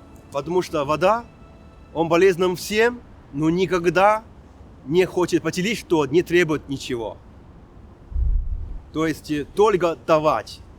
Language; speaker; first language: Russian; non-native, fluent; Chinese